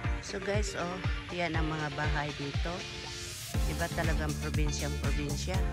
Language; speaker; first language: Filipino; non-native, local second language; Cebuano